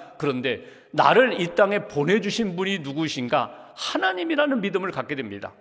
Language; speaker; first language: Korean; native; Korean